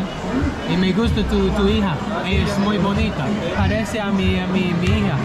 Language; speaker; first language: Spanish; non-native, fluent; English